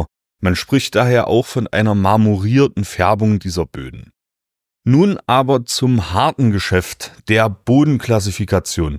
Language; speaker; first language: German; native; German